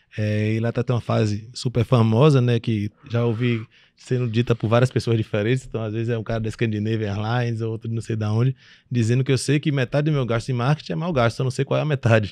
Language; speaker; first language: Portuguese; early bilingual, other home language; French